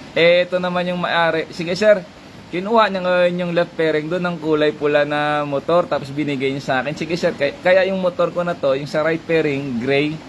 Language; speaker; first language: Filipino; non-native, local second language; Hiligaynon